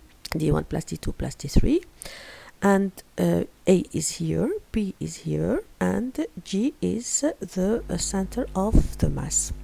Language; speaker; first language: English; non-native, fluent; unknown